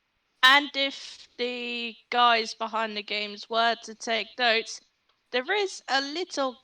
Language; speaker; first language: English; native; English